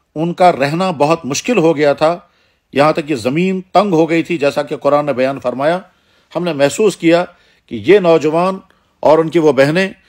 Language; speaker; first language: Urdu; non-native, local second language; Kashmiri